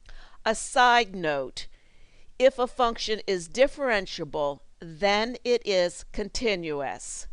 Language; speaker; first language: English; native; English